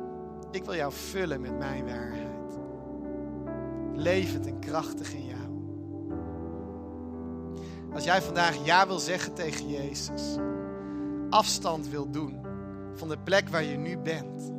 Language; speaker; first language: Dutch; native; Dutch